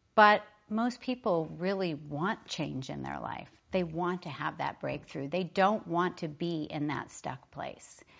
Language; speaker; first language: English; native; English